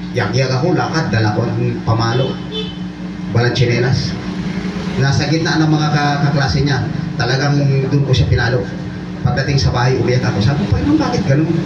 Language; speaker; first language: Filipino; non-native, local second language; Bikol